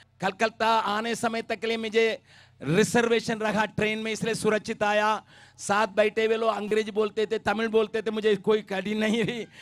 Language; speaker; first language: Hindi; non-native, local second language; Tamil